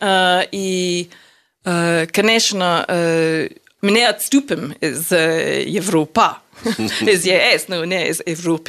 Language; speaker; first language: Russian; non-native, learner; English